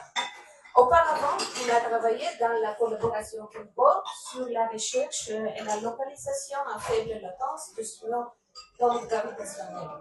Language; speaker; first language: French; non-native, learner; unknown